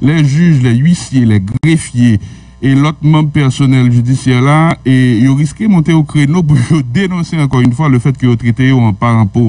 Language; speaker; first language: French; non-native, local second language; Haitian Creole